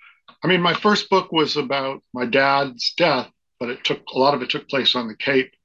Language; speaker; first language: English; native; English